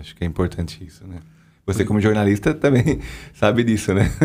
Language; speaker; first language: Portuguese; native; Portuguese